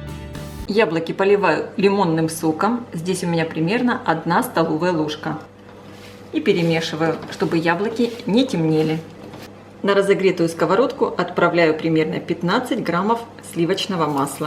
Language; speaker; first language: Russian; native; Russian